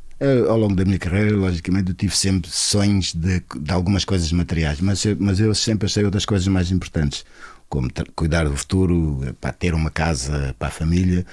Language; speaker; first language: Portuguese; non-native, local second language; Kabuverdianu